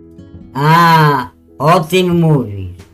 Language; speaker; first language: Polish; native; Polish